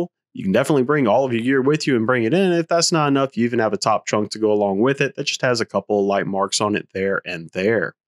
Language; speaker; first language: English; native; English